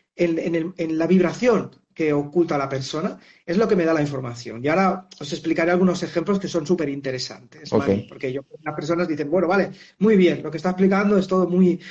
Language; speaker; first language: Spanish; native; Spanish